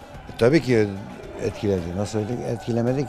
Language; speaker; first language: Turkish; non-native, fluent; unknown